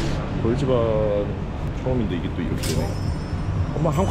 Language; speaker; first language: Korean; native; Korean